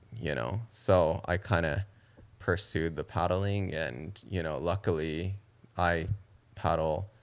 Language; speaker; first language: English; early bilingual, other home language; Japanese